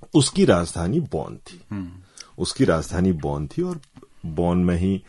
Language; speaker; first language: Hindi; native; Hindi